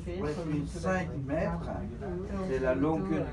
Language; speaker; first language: French; non-native, fluent; Vietnamese